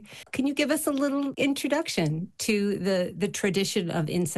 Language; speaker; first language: English; native; English